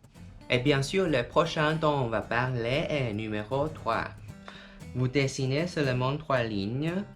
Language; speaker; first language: French; non-native, fluent; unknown